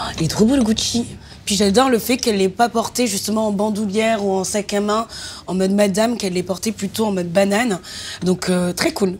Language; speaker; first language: French; native; French